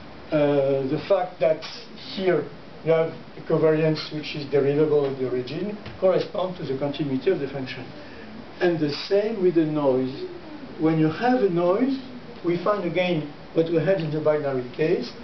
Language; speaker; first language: English; non-native, fluent; French